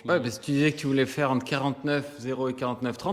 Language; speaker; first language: French; native; French